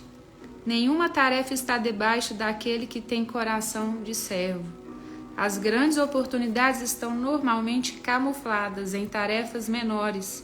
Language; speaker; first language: Portuguese; native; Portuguese